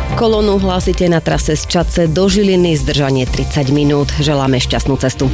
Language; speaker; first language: Slovak; native; Slovak